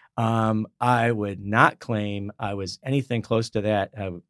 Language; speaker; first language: English; native; English